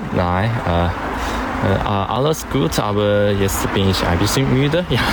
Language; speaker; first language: German; non-native, learner; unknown